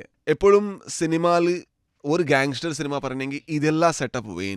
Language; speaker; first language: Malayalam; non-native, learner; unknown